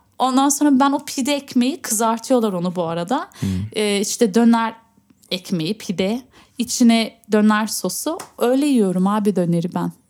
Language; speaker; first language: Turkish; early bilingual, heritage; Turkish